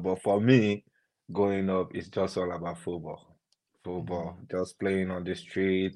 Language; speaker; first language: English; non-native, local second language; Yoruba